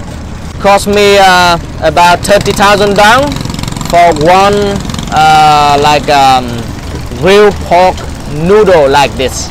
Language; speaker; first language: English; non-native, fluent; Vietnamese